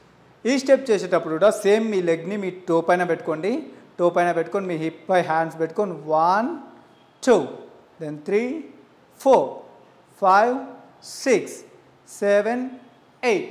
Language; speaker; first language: Telugu; native; Telugu